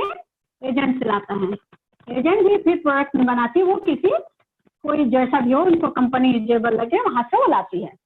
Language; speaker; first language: Hindi; native; Hindi